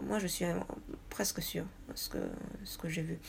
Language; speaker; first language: French; non-native, fluent; Japanese